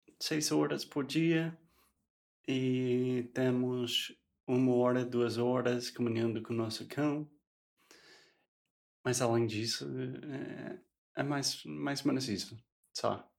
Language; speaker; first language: Portuguese; non-native, fluent; English